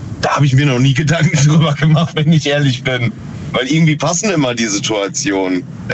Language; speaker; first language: German; native; German